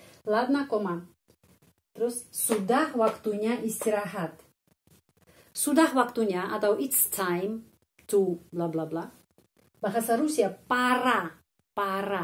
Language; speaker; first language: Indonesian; non-native, fluent; Russian